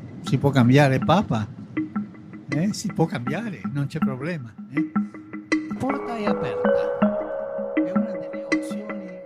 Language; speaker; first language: Italian; early bilingual, heritage; Spanish